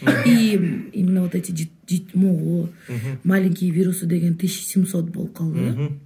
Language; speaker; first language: Russian; non-native, local second language; Kyrgyz